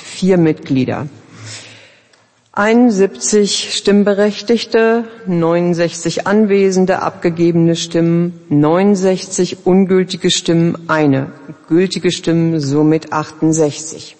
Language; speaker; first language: German; native; German